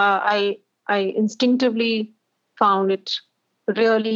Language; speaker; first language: English; non-native, local second language; Hindi